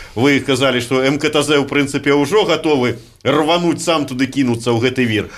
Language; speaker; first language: Belarusian; native; Belarusian